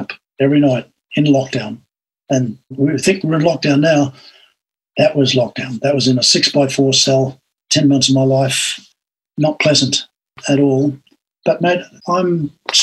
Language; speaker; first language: English; native; English